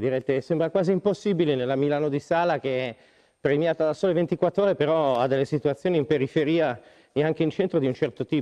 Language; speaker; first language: Italian; native; Italian